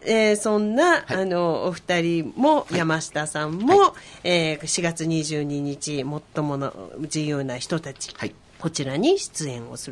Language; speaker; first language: Japanese; native; Japanese